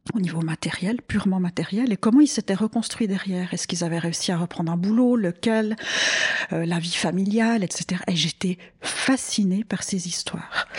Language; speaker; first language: French; native; French